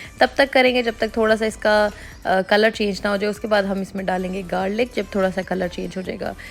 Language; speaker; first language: Urdu; native; Urdu